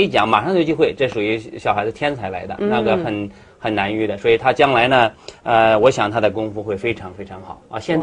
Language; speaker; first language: Chinese; native; Chinese